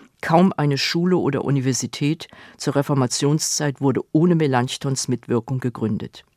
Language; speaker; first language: German; native; German